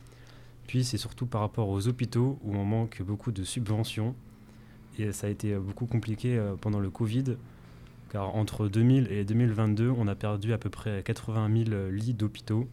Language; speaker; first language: French; native; French